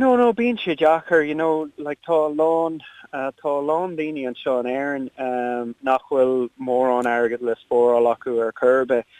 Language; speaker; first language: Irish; non-native, local second language; English